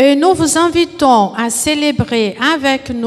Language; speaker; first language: French; non-native, fluent; Portuguese